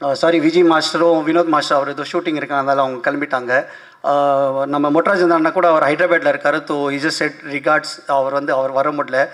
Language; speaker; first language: Tamil; non-native, local second language; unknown